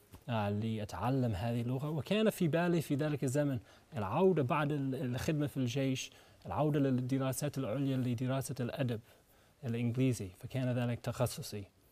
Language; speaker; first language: Arabic; non-native, fluent; English